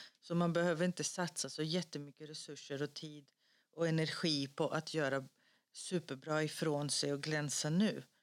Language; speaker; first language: Swedish; early bilingual, other home language; Greek